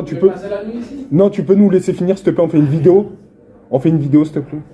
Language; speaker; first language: French; native; French